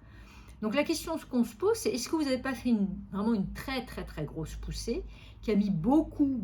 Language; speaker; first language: French; native; French